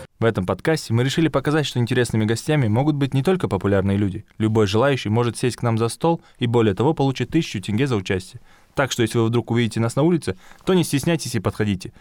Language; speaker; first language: Russian; native; Russian